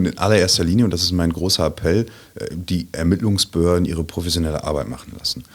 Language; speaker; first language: German; native; German